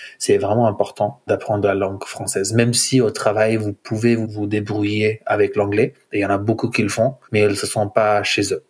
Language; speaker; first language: French; non-native, fluent; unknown